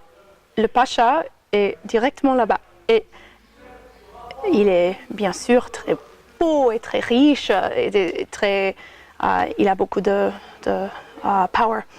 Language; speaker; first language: French; non-native, fluent; English